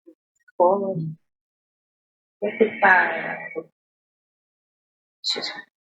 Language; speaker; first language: French; non-native, learner; Spanish